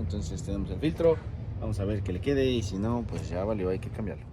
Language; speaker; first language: Spanish; native; Spanish